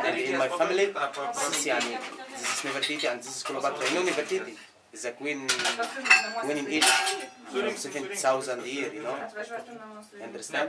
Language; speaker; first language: English; non-native, learner; Arabic